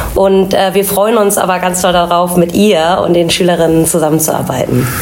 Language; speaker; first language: German; native; German